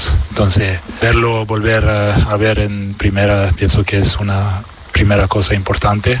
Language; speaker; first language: Spanish; non-native, fluent; French